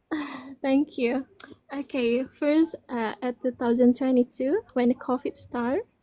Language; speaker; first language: English; non-native, learner; Indonesian